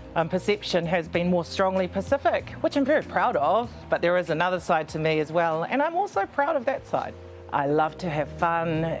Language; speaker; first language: English; native; English